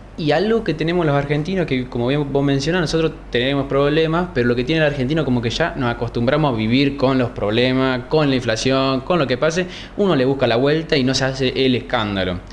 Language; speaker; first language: Spanish; native; Spanish